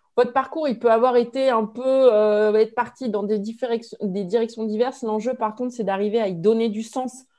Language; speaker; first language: French; native; French